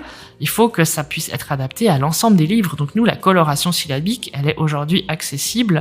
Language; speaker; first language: French; native; French